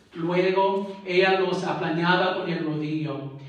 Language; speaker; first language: Spanish; early bilingual, heritage; Spanish